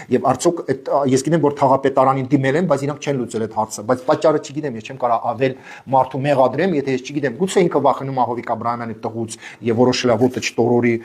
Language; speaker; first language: Armenian; native; Armenian